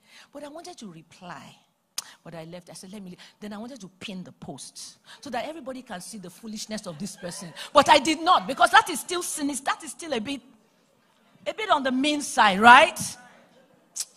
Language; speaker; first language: English; non-native, local second language; Yoruba